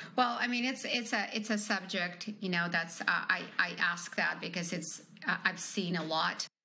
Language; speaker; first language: English; non-native, fluent; Ukrainian